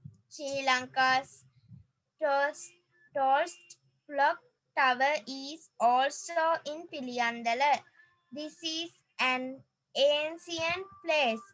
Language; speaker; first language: English; non-native, learner; Sinhala